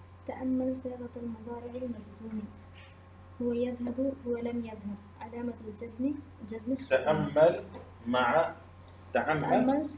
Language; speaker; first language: Arabic; non-native, learner; Urdu